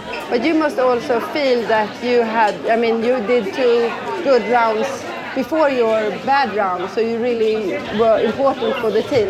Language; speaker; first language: English; non-native, fluent; Swedish